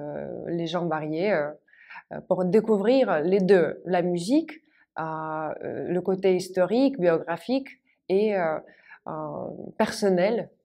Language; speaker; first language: French; non-native, fluent; Russian